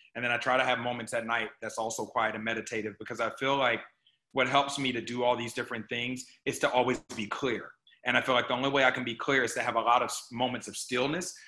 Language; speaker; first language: English; native; English